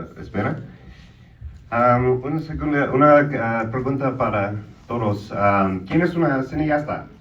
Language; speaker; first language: Spanish; early bilingual, heritage; English